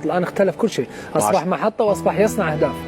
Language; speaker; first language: Arabic; native; Arabic